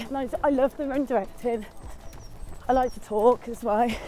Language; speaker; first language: English; native; English